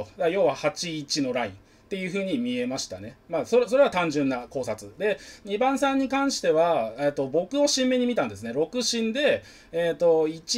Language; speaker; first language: Japanese; native; Japanese